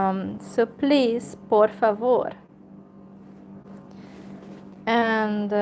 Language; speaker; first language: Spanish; non-native, learner; Hungarian